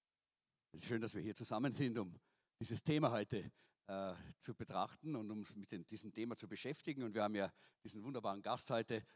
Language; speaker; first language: German; native; German